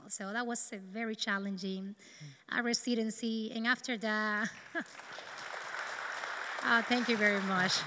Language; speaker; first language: English; non-native, learner; Spanish